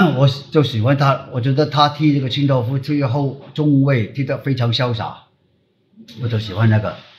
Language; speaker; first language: Chinese; non-native, local second language; Cantonese